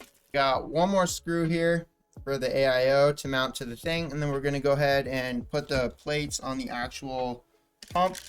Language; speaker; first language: English; native; English